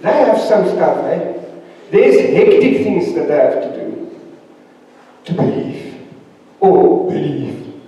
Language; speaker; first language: English; non-native, local second language; Afrikaans